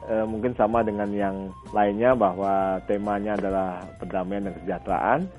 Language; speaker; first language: Indonesian; native; Indonesian